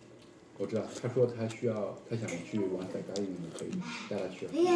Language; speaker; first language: Chinese; native; Chinese